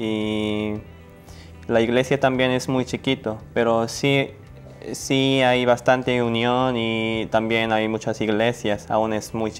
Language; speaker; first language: Spanish; non-native, learner; Korean